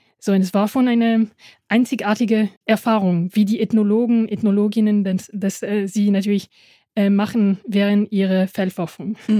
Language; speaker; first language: German; non-native, fluent; French